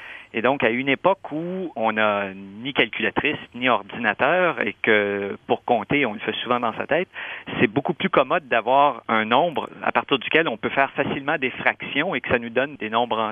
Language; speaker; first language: French; native; French